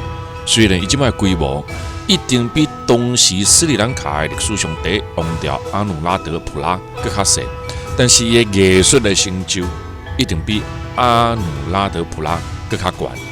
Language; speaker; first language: Chinese; native; Chinese